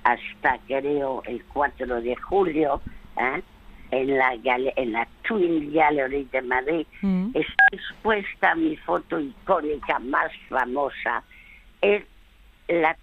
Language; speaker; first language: Spanish; early bilingual, other home language; French